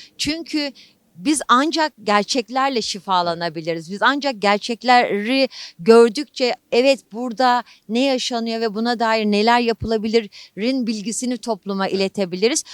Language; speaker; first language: Turkish; native; Turkish